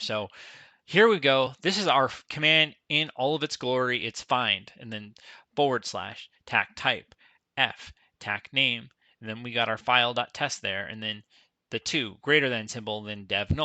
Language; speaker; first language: English; native; English